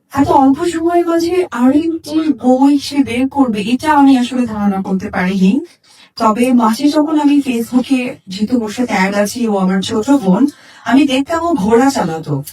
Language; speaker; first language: Bangla; native; Bangla